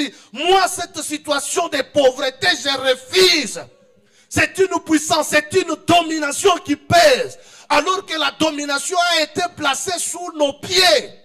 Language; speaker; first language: French; non-native, local second language; Swahili